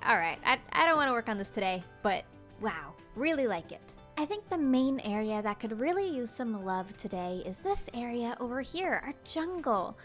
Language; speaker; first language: English; native; English